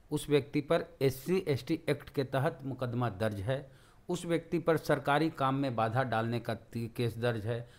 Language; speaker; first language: Hindi; native; Hindi